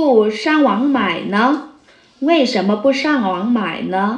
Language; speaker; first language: Chinese; non-native, fluent; Vietnamese